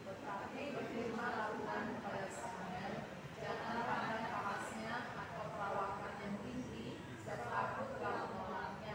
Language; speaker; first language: Indonesian; non-native, fluent; Korean